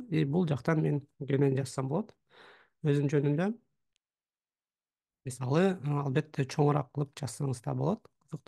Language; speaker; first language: Kyrgyz; native; Kyrgyz